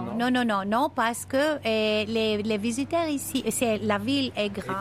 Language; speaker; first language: French; non-native, fluent; Greek